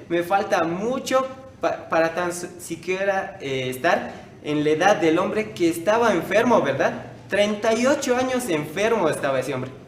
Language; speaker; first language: Spanish; native; Spanish